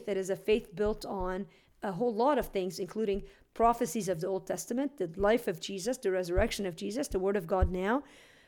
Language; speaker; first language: English; native; English